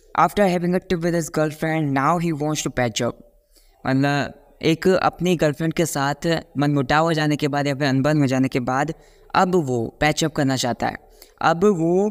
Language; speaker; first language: Hindi; native; Hindi